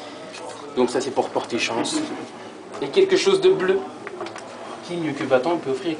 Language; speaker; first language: French; native; French